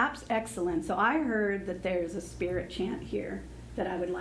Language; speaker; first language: English; native; English